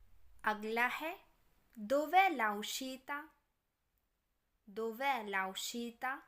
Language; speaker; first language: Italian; non-native, learner; Urdu